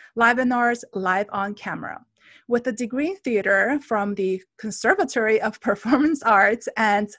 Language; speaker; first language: English; non-native, fluent; Armenian